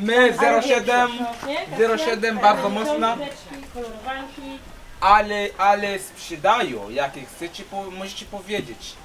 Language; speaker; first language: Polish; non-native, learner; Swahili